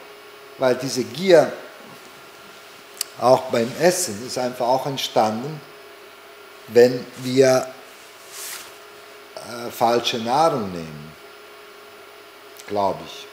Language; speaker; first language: German; non-native, fluent; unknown